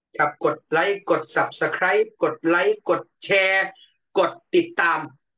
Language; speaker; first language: Thai; native; Thai